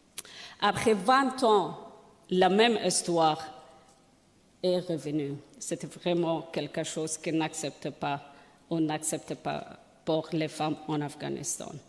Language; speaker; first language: French; non-native, learner; Persian